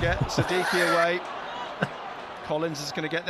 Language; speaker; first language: English; native; English